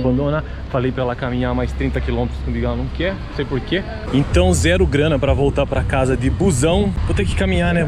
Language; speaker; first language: Portuguese; native; Portuguese